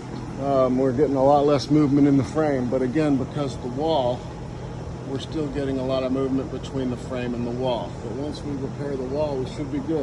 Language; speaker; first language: English; native; English